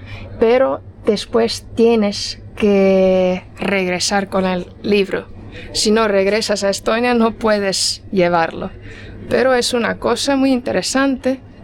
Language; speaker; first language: Spanish; non-native, fluent; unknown